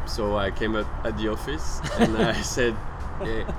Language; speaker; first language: English; non-native, fluent; French